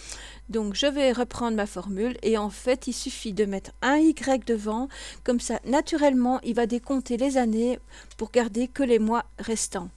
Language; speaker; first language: French; native; French